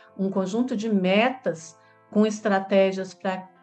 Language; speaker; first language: Portuguese; native; Portuguese